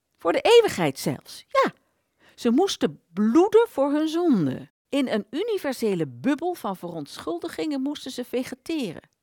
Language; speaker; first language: Dutch; native; Dutch